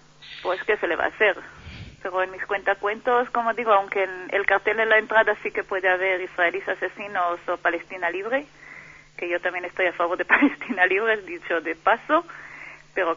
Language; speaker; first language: Spanish; non-native, fluent; Hebrew